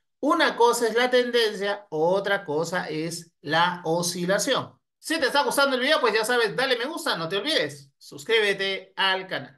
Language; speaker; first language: Spanish; native; Spanish